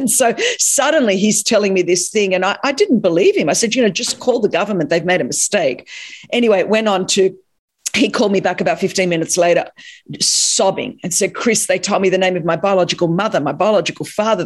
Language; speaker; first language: English; non-native, local second language; Greek